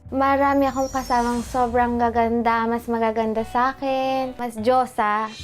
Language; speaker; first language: Filipino; non-native, local second language; Cebuano